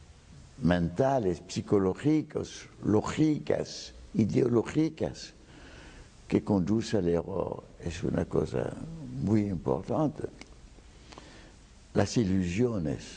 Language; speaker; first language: Spanish; non-native, fluent; French